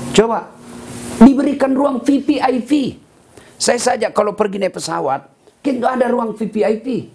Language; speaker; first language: Malay; non-native, local second language; Buginese